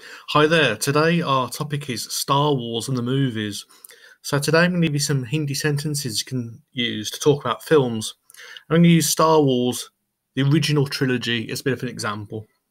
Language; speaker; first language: English; native; English